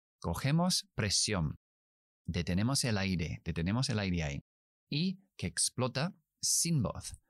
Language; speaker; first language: Spanish; non-native, fluent; English